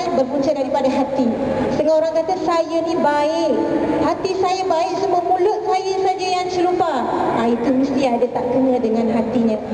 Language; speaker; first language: Malay; native; Malay